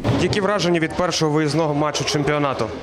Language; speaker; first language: Ukrainian; native; Ukrainian